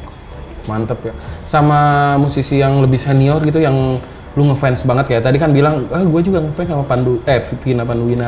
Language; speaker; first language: Indonesian; native; Indonesian